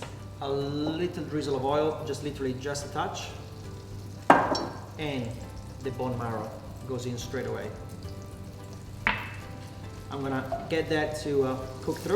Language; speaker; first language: English; non-native, fluent; Italian